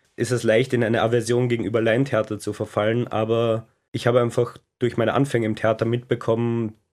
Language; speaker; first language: German; native; German